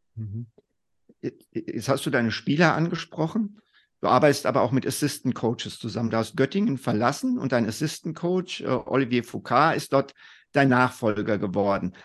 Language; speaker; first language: German; native; German